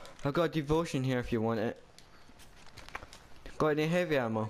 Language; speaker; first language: English; native; English